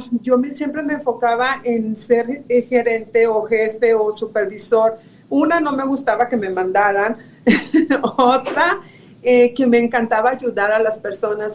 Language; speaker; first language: Spanish; native; Spanish